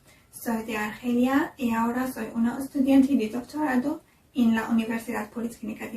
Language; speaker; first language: Spanish; non-native, fluent; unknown